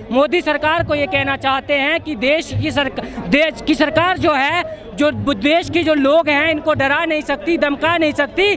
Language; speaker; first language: Hindi; native; Hindi